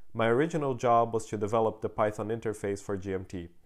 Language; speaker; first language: English; non-native, fluent; Portuguese